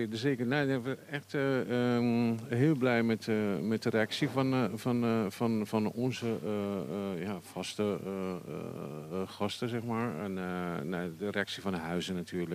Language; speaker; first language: Dutch; non-native, fluent; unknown